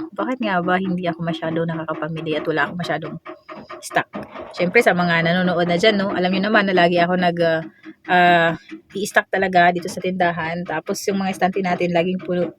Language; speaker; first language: Filipino; non-native, local second language; Waray